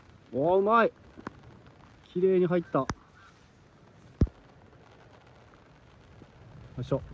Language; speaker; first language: Japanese; native; Japanese